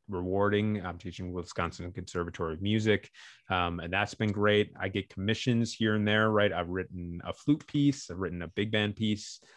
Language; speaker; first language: English; native; English